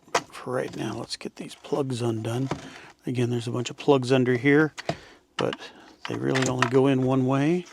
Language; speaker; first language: English; native; English